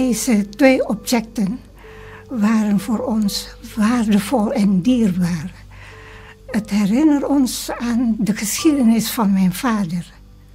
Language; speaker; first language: Dutch; early bilingual, other home language; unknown